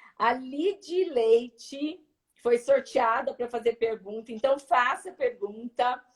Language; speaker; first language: Portuguese; native; Portuguese